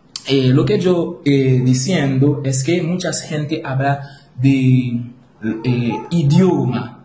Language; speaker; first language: Spanish; non-native, learner; Haitian Creole